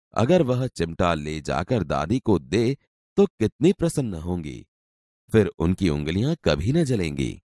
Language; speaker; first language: Hindi; non-native, local second language; Gujarati